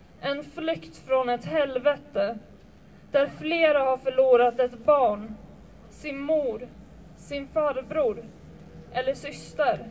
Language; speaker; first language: Swedish; early bilingual, other home language; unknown